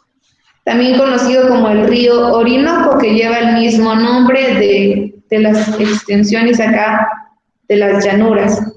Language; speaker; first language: Spanish; native; Spanish